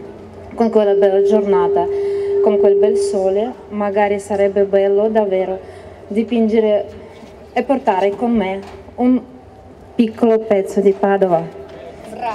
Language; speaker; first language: Italian; non-native, learner; Russian